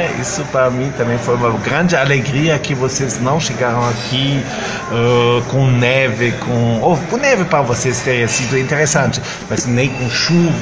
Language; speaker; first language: Portuguese; non-native, fluent; German